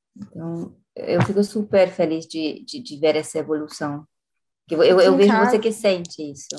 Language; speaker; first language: Portuguese; non-native, fluent; French